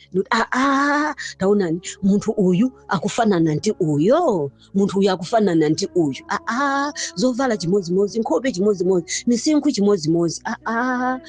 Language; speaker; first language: Nyanja; native; Nyanja